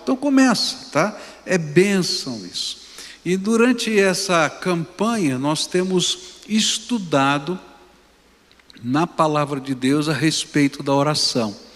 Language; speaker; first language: Portuguese; native; Portuguese